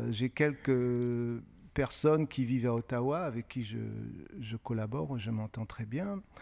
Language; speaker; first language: French; non-native, local second language; Kinyarwanda